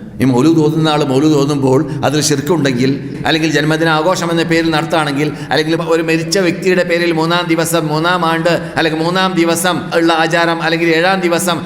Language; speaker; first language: Malayalam; native; Malayalam